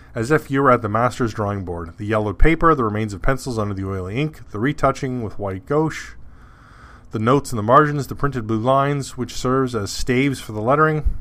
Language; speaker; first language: English; native; English